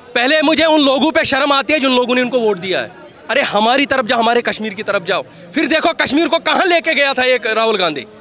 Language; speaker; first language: Hindi; native; Hindi